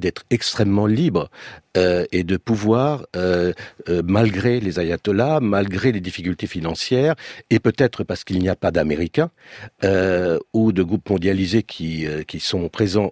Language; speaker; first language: French; early bilingual, other home language; Romanian